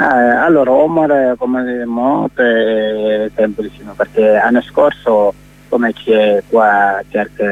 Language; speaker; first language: Italian; non-native, learner; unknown